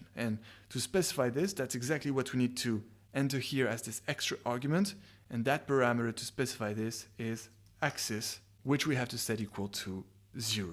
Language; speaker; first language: English; non-native, fluent; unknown